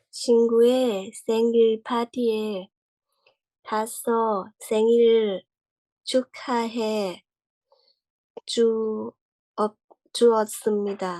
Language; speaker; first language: Korean; non-native, learner; Thai